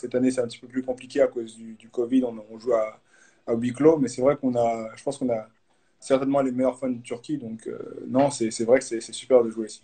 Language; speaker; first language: French; native; French